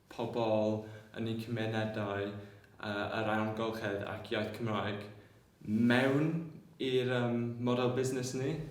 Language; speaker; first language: Welsh; non-native, local second language; English